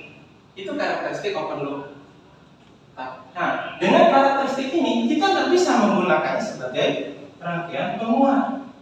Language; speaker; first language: Indonesian; native; Indonesian